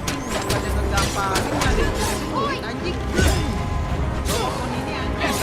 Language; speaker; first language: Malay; non-native, local second language; Sundanese